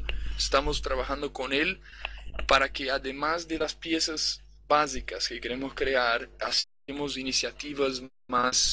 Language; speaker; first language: Spanish; non-native, fluent; Portuguese